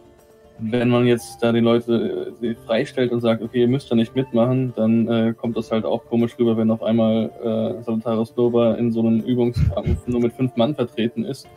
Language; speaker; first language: German; native; German